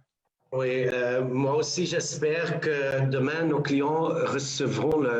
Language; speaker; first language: French; non-native, local second language; Dutch